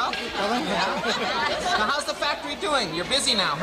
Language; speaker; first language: English; native; English